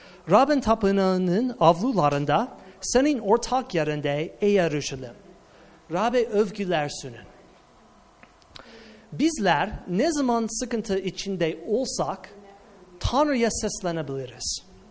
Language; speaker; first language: Turkish; non-native, fluent; English